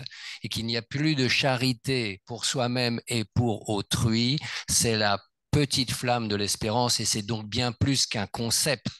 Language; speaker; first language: French; native; French